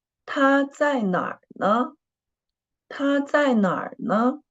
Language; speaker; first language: Chinese; non-native, fluent; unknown